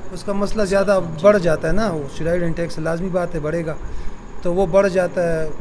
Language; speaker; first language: Urdu; non-native, local second language; Pashto